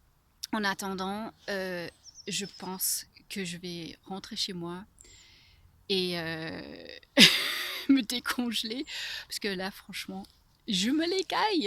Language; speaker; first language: French; non-native, fluent; English